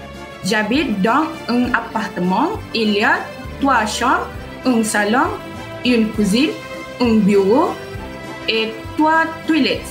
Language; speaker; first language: French; non-native, learner; Malay